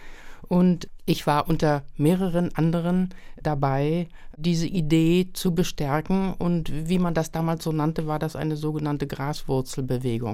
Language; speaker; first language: German; native; German